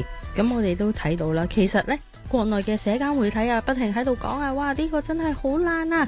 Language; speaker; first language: Cantonese; native; Cantonese